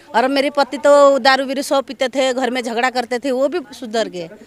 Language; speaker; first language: Hindi; non-native, local second language; Odia